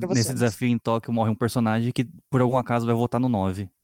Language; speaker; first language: Portuguese; native; Portuguese